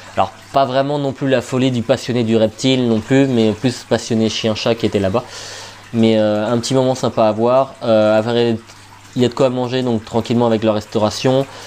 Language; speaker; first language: French; native; French